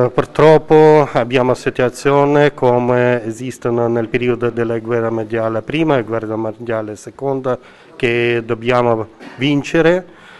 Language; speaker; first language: Italian; non-native, learner; Ukrainian